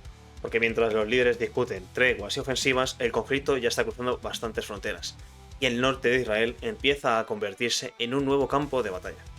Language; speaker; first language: Spanish; native; Spanish